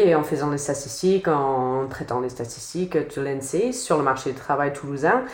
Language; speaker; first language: French; non-native, fluent; English